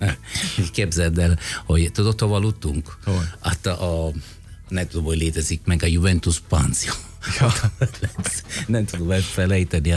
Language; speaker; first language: Hungarian; non-native, fluent; Italian